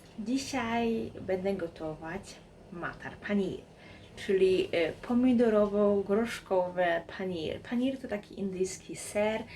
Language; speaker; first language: Polish; native; Polish